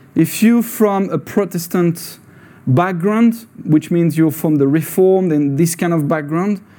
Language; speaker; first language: English; non-native, fluent; French